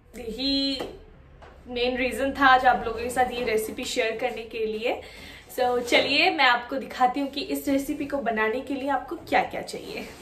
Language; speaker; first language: Hindi; non-native, local second language; Bangla